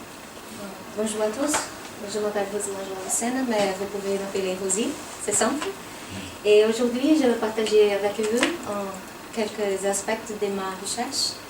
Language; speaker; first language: French; non-native, fluent; Portuguese